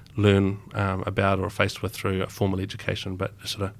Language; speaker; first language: English; native; English